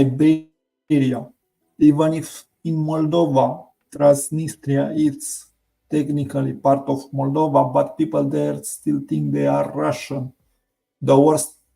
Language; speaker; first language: English; non-native, learner; Romanian